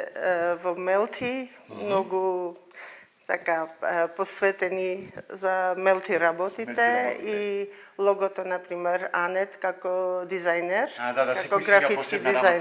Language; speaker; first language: Macedonian; non-native, fluent; Armenian